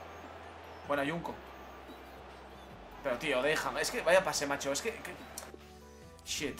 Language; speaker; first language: Spanish; native; Spanish